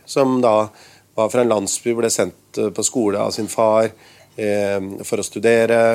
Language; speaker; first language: Norwegian; early bilingual, other home language; Urdu